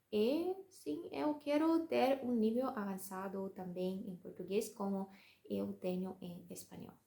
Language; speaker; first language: Portuguese; non-native, learner; Russian